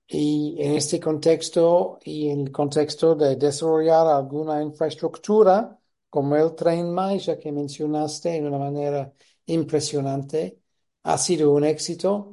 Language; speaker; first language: Spanish; non-native, fluent; English